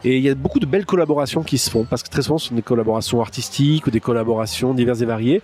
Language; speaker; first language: French; native; French